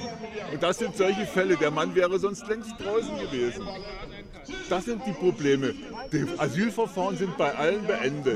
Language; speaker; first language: German; native; German